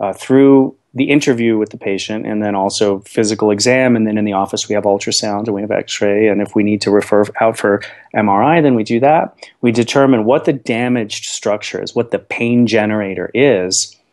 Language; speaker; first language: English; native; English